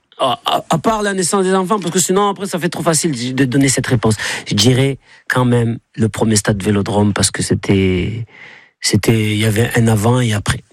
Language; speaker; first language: French; native; French